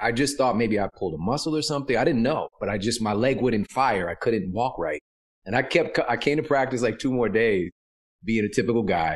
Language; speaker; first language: English; native; English